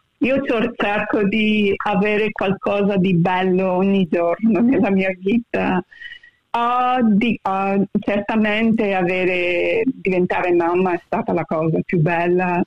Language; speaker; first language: Italian; early bilingual, heritage; Italian